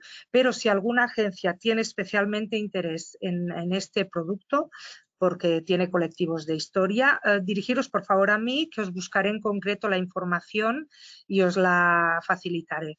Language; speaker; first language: Spanish; non-native, fluent; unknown